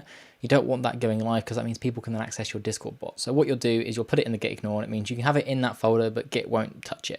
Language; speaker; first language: English; native; English